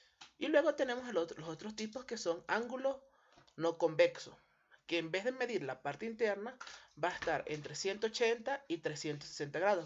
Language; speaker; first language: Spanish; native; Spanish